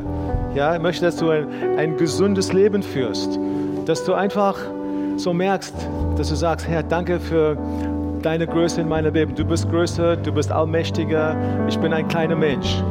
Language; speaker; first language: German; non-native, fluent; English